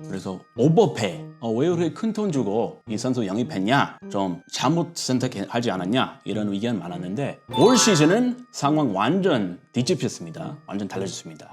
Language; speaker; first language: Korean; non-native, fluent; English